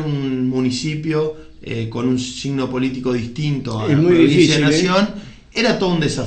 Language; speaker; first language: Spanish; native; Spanish